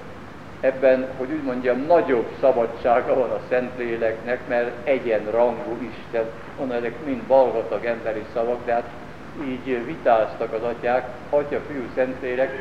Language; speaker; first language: Hungarian; native; Hungarian